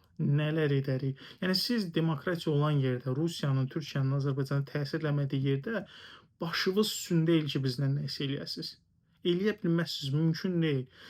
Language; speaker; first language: Azerbaijani; non-native, local second language; Talysh